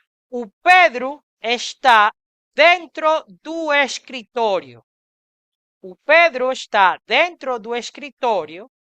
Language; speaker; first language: Portuguese; non-native, fluent; Spanish